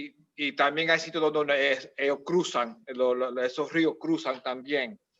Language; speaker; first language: Spanish; early bilingual, heritage; Spanish